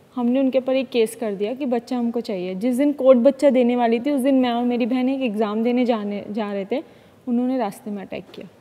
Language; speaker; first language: Hindi; native; Hindi